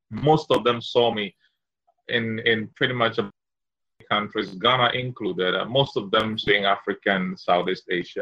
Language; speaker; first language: English; non-native, local second language; Ewe